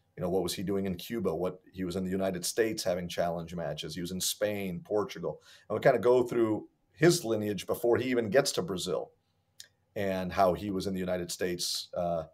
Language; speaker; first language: English; native; English